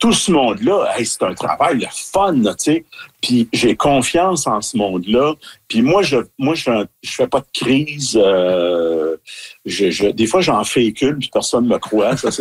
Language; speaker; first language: French; native; French